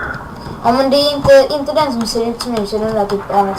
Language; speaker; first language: Swedish; native; Swedish